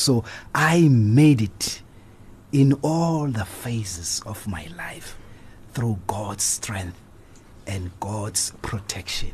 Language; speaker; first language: English; non-native, local second language; Zulu